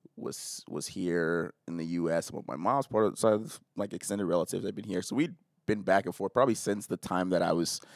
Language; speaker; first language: English; early bilingual, other home language; Akan